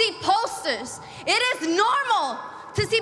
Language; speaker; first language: English; native; English